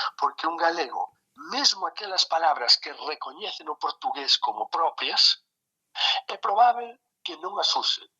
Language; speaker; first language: Galician; native; Galician